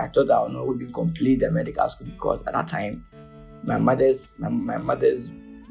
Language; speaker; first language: English; non-native, local second language; Akan